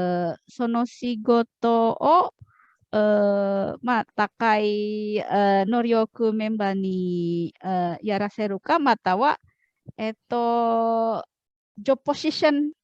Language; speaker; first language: Japanese; non-native, fluent; Indonesian